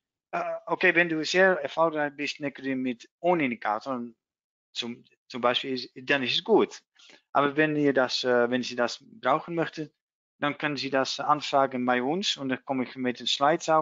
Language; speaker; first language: German; non-native, learner; Dutch